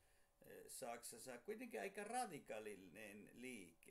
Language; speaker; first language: Finnish; non-native, fluent; Spanish